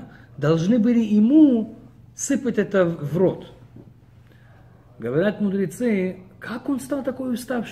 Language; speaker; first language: Russian; early bilingual, heritage; Russian